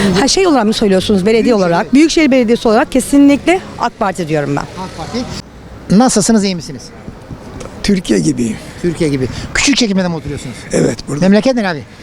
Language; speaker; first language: Turkish; native; Turkish